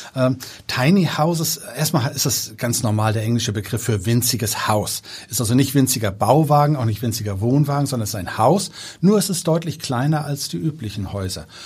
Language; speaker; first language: German; early bilingual, other home language; Danish